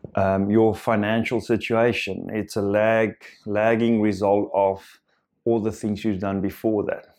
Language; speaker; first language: English; non-native, local second language; Afrikaans